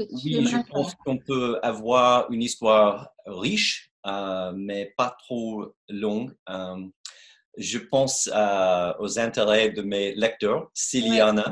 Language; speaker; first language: French; non-native, fluent; English